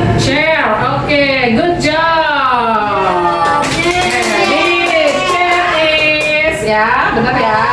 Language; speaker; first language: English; non-native, learner; Indonesian